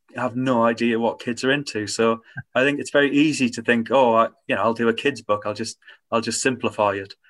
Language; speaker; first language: English; native; English